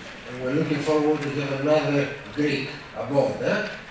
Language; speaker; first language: English; non-native, fluent; Greek